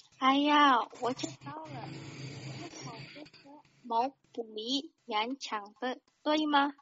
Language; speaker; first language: Chinese; non-native, learner; Indonesian